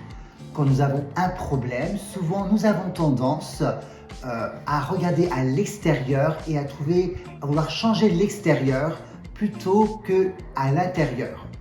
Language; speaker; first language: French; native; French